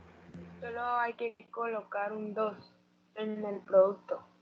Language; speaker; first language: Spanish; native; Spanish